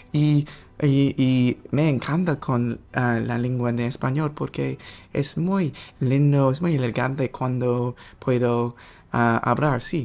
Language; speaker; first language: Spanish; non-native, learner; English